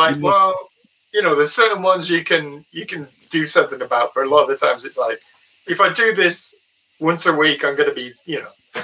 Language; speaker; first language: English; native; English